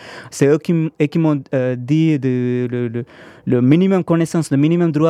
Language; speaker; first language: French; non-native, fluent; Tamil